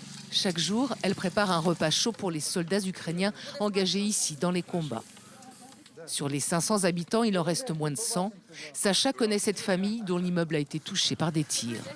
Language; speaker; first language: French; native; French